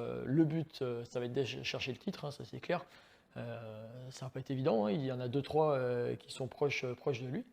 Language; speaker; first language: French; native; French